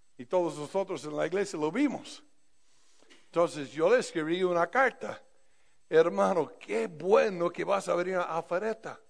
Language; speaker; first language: Spanish; non-native, fluent; English